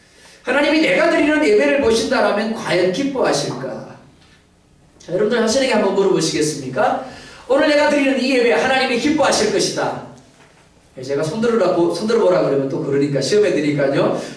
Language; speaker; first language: Korean; native; Korean